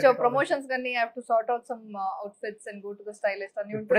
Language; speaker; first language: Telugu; non-native, local second language; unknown